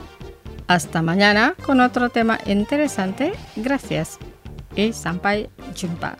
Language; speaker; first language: Spanish; non-native, fluent; Indonesian